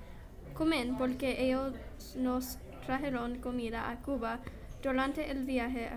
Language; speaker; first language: Spanish; non-native, learner; English